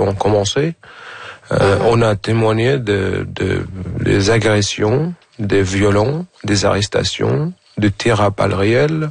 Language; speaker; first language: French; non-native, fluent; Arabic